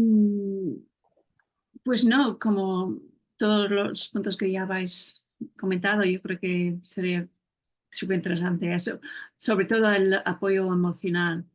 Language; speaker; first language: Spanish; non-native, fluent; English